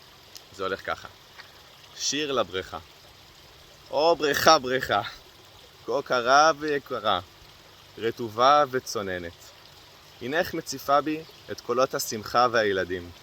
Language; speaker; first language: Hebrew; native; Hebrew